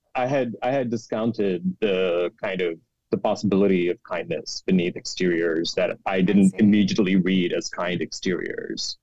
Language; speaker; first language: English; non-native, local second language; Urdu